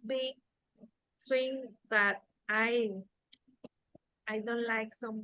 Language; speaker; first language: English; non-native, learner; Spanish